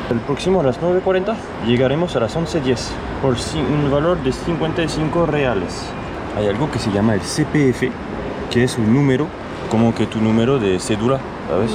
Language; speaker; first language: Spanish; non-native, fluent; French